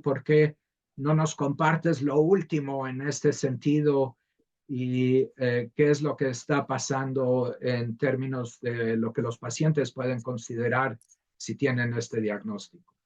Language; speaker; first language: Spanish; native; Spanish